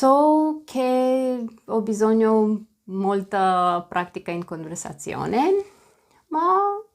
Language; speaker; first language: Italian; non-native, learner; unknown